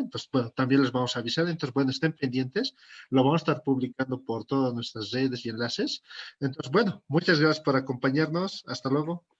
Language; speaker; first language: Spanish; native; Spanish